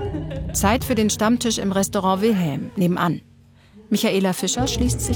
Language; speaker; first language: German; native; German